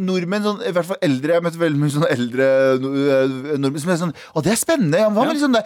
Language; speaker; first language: Norwegian; early bilingual, other home language; Kurdish